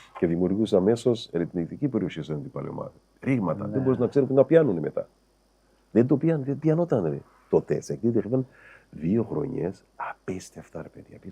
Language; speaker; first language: Greek; non-native, fluent; Kabuverdianu